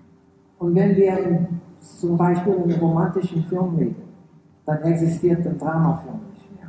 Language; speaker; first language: German; early bilingual, heritage; English